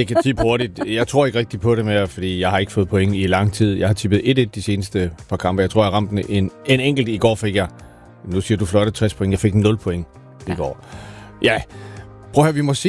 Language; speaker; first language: Danish; native; Danish